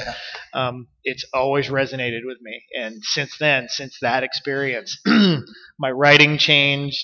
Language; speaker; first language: English; native; English